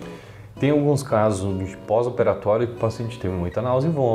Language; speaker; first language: Portuguese; native; Portuguese